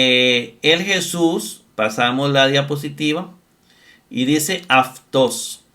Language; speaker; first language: Spanish; native; Spanish